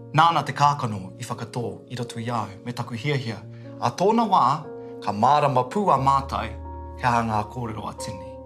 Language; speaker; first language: Māori; non-native, local second language; English